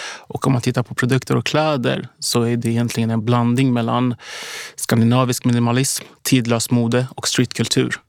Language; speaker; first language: Swedish; early bilingual, other home language; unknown